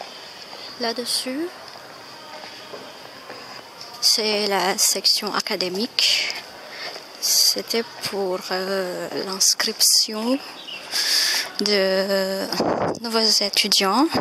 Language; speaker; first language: French; non-native, fluent; Indonesian